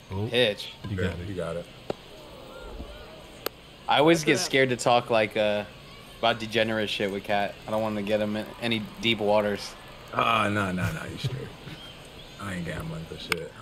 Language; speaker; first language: English; native; English